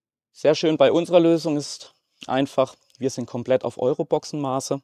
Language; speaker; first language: German; native; German